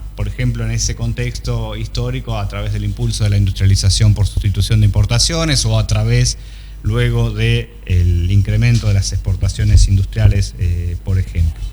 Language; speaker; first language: Spanish; native; Spanish